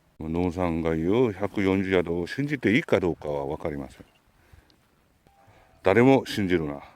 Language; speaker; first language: Japanese; non-native, fluent; Korean